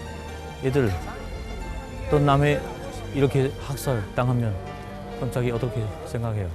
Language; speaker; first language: Korean; non-native, fluent; Chinese